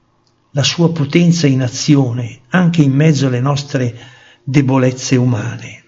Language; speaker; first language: Italian; native; Italian